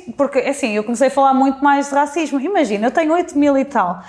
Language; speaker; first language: Portuguese; native; Portuguese